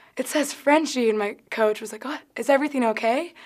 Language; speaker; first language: English; native; English